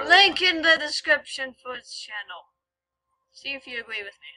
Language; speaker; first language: English; native; English